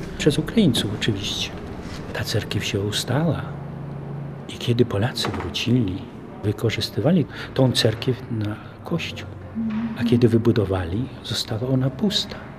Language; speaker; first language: Polish; native; Polish